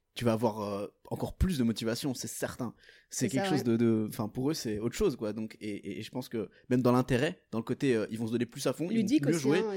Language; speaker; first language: French; non-native, fluent; Portuguese